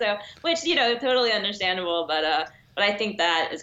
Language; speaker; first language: English; native; English